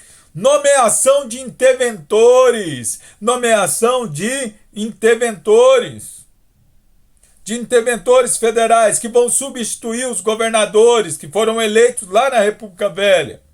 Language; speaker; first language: Portuguese; native; Portuguese